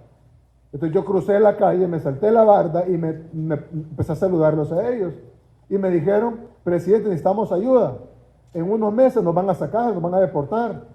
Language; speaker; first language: Spanish; native; Spanish